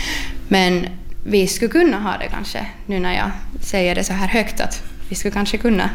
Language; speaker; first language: Swedish; non-native, local second language; Finnish